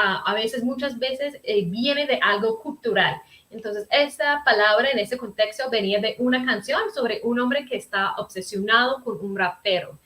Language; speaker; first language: Spanish; early bilingual, heritage; Spanish